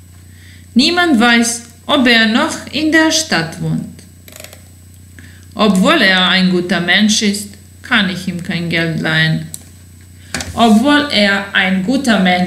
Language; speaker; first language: German; non-native, fluent; Serbian